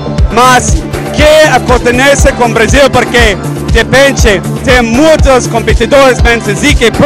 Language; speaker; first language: Portuguese; non-native, learner; Spanish